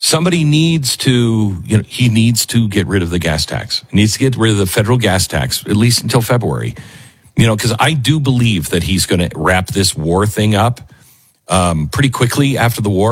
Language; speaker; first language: English; native; English